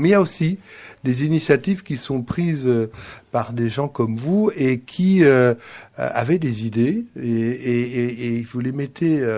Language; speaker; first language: French; native; French